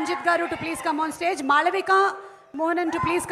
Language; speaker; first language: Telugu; native; Telugu